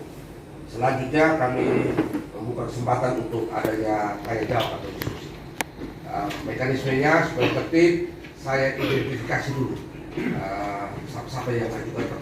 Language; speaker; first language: Indonesian; native; Indonesian